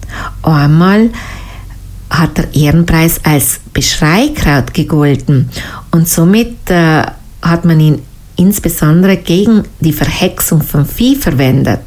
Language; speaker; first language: German; native; German